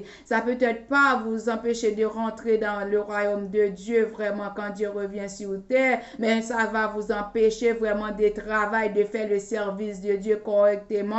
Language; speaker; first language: French; non-native, local second language; Haitian Creole